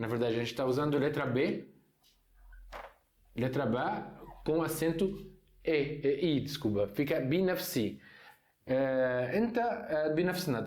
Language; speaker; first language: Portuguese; non-native, fluent; Arabic